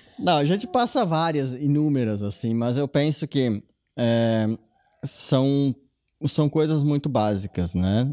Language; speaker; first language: Portuguese; non-native, local second language; German